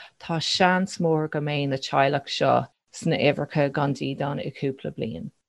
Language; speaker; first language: Irish; non-native, local second language; English